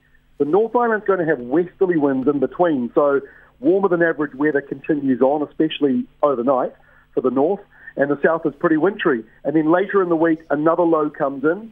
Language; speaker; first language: English; native; English